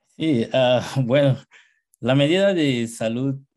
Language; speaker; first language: Spanish; non-native, fluent; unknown